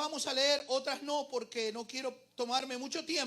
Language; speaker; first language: Spanish; native; Spanish